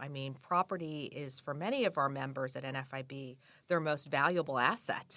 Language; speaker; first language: English; native; English